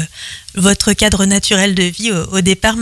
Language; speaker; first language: French; native; French